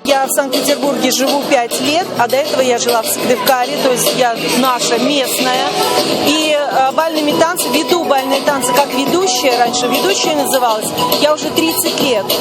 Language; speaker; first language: Russian; native; Russian